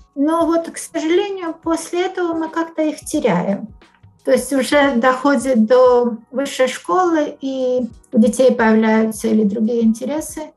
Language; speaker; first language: Russian; non-native, local second language; Georgian